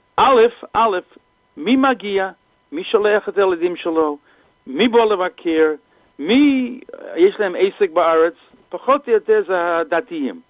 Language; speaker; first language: Hebrew; non-native, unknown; English